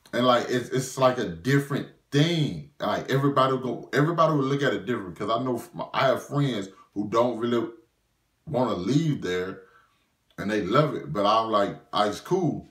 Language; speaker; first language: English; native; English